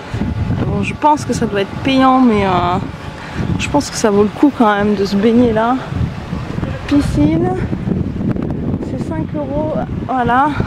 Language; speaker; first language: French; native; French